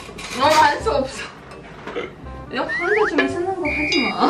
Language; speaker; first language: Korean; non-native, fluent; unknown